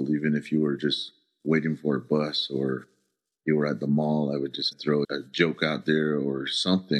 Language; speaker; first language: English; early bilingual, other home language; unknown